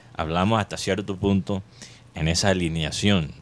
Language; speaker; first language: Spanish; native; Spanish